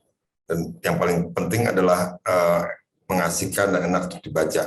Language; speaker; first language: Indonesian; native; Indonesian